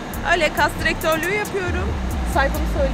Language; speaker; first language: Turkish; native; Turkish